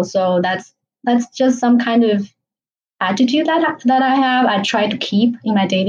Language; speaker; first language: English; non-native, fluent; Chinese